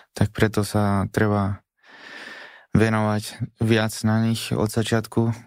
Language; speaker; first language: Slovak; non-native, fluent; Spanish